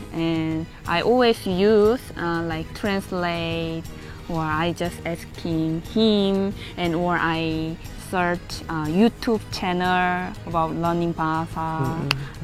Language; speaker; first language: English; non-native, learner; Korean